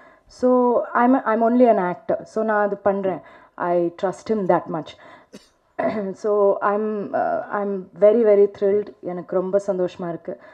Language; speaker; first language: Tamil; non-native, fluent; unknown